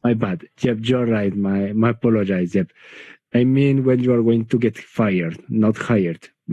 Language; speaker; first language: English; non-native, learner; Spanish